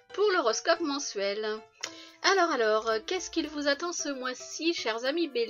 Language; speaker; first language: French; native; French